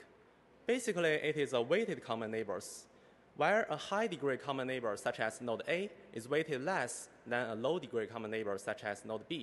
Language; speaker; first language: English; non-native, fluent; Chinese